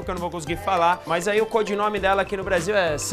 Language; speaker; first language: Portuguese; native; Portuguese